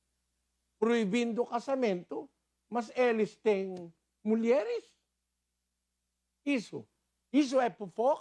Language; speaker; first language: Portuguese; non-native, learner; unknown